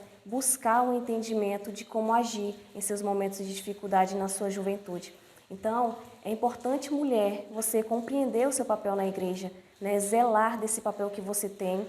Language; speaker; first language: Portuguese; native; Portuguese